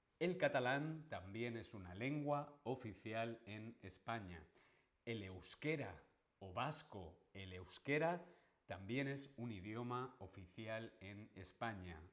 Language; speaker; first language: Spanish; native; Spanish